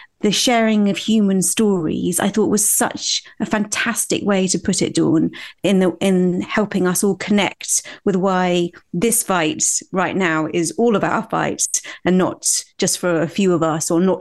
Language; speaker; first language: English; native; English